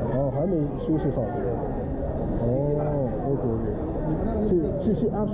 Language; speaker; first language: Chinese; non-native, learner; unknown